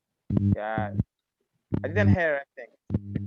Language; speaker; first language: English; non-native, learner; Arabic